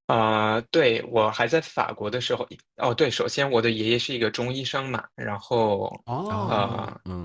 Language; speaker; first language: Chinese; non-native, fluent; French